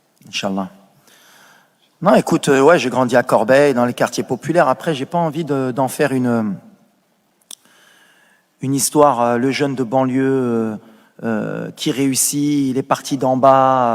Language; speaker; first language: French; native; French